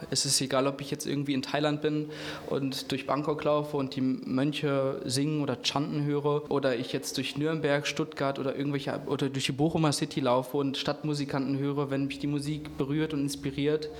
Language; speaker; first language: German; native; German